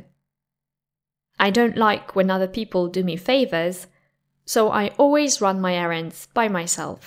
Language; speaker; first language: English; non-native, fluent; Polish